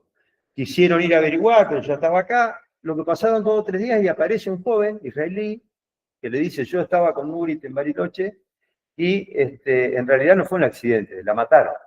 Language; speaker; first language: Spanish; native; Spanish